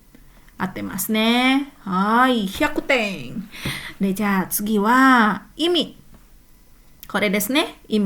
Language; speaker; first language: Japanese; non-native, fluent; Indonesian